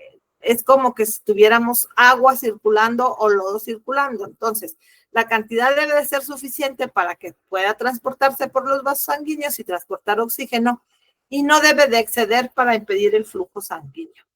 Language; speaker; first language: Spanish; native; Spanish